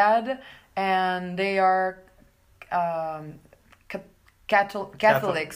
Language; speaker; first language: English; non-native, fluent; Spanish